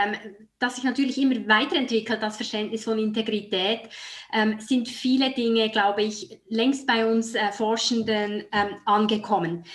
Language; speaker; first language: German; native; German